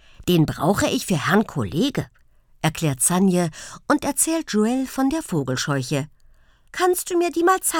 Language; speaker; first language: German; native; German